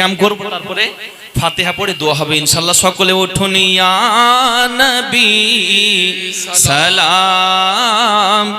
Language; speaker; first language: Bangla; native; Bangla